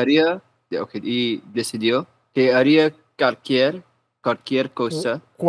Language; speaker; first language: Spanish; non-native, learner; English